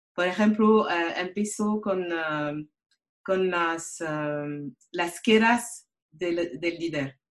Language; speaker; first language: Spanish; non-native, learner; French